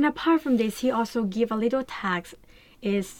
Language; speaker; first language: English; non-native, learner; Thai